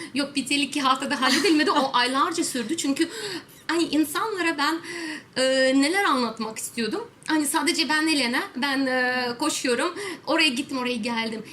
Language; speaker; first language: Turkish; non-native, fluent; Russian